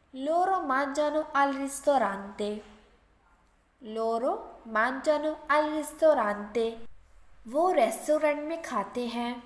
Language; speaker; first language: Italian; non-native, fluent; Urdu